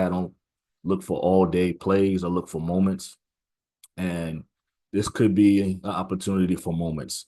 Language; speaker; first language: English; native; English